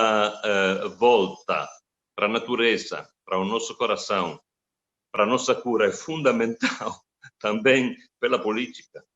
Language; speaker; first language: Portuguese; non-native, fluent; Italian